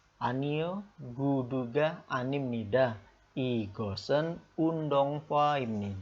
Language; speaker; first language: Korean; non-native, fluent; Indonesian